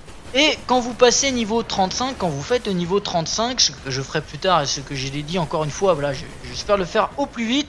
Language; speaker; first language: French; native; French